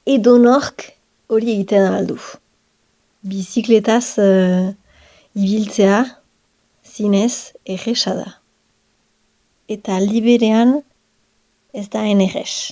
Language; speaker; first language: Basque; non-native, local second language; French